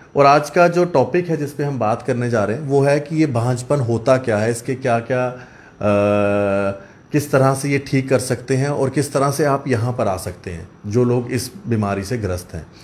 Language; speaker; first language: Hindi; native; Hindi